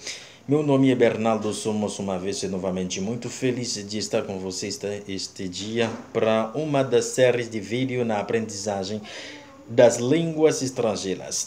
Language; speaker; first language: Portuguese; non-native, learner; Haitian Creole